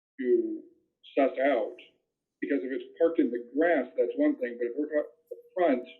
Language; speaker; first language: English; native; English